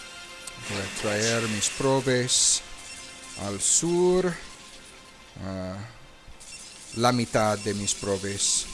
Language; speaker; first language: Spanish; non-native, learner; English